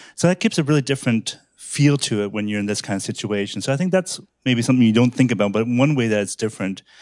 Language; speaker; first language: English; early bilingual, other home language; German